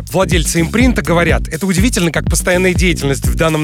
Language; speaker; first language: Russian; native; Russian